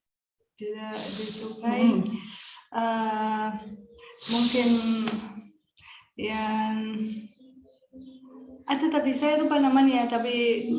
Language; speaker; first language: Indonesian; non-native, learner; Arabic